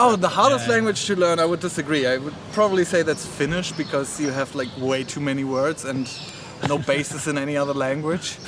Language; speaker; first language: English; non-native, learner; Khmer